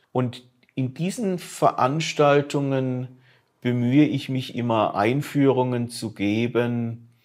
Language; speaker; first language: German; non-native, local second language; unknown